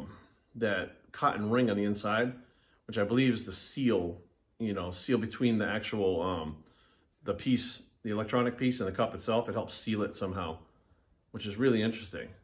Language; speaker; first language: English; native; English